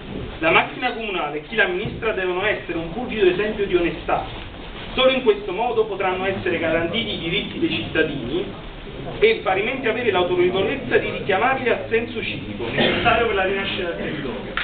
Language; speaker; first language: Italian; native; Italian